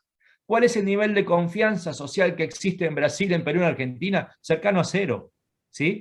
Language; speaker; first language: Spanish; native; Spanish